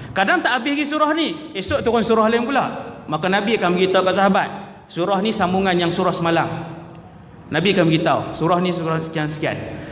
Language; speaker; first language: Malay; native; Malay